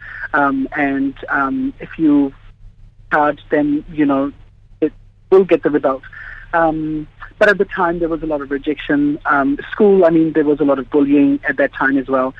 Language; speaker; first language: English; native; English